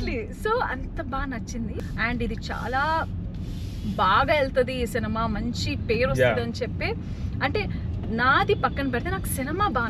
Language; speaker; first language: Telugu; native; Telugu